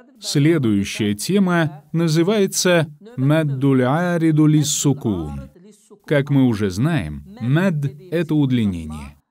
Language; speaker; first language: Russian; non-native, fluent; Azerbaijani